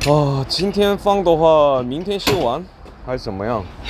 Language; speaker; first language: Chinese; non-native, learner; Korean